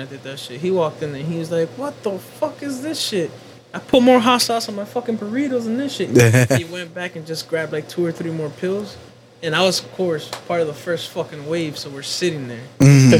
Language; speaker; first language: English; early bilingual, other home language; Spanish